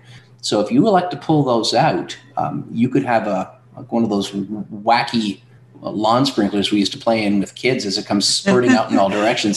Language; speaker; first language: English; native; English